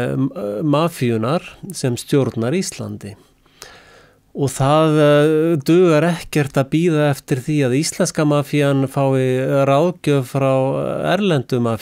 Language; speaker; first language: Icelandic; native; Icelandic